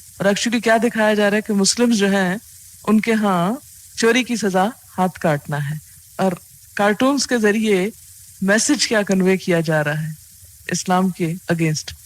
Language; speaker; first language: Urdu; native; Urdu